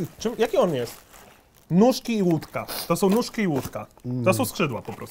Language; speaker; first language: Polish; native; Polish